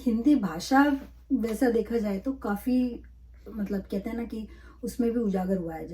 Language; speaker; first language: Hindi; non-native, local second language; Malayalam